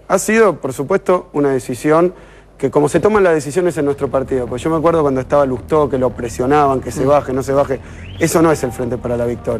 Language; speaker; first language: Spanish; native; Spanish